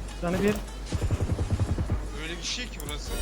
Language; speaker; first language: Turkish; native; Turkish